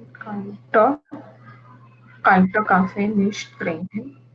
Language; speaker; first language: German; non-native, learner; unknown